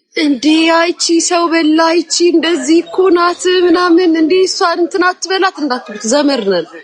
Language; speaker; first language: Amharic; native; Amharic